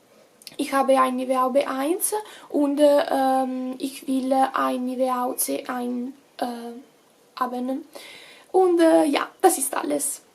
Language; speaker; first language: German; non-native, learner; Italian